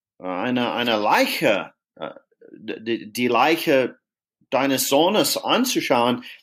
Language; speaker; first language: German; non-native, fluent; English